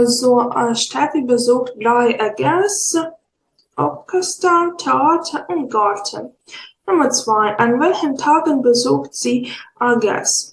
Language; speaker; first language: German; non-native, fluent; Ukrainian